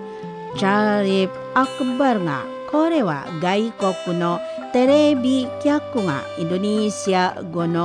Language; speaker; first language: Japanese; non-native, fluent; Indonesian